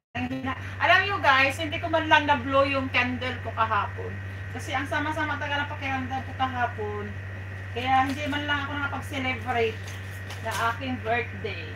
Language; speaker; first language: Filipino; native; Filipino